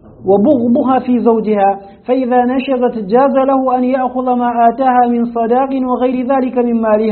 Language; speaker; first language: Arabic; native; Arabic